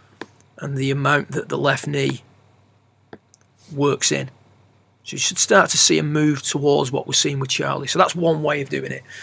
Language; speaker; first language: English; native; English